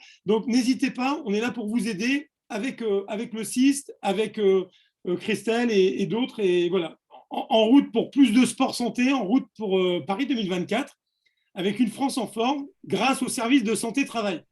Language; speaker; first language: French; native; French